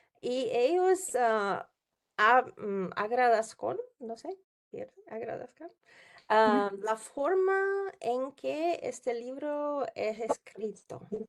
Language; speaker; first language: Spanish; non-native, learner; Czech